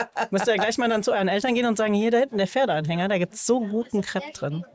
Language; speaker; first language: German; native; German